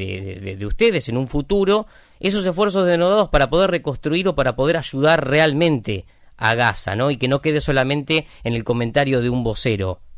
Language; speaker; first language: Spanish; native; Spanish